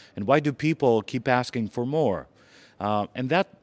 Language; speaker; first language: English; non-native, fluent; Greek